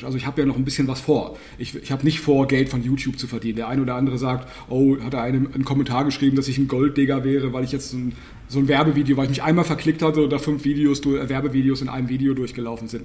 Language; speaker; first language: German; native; German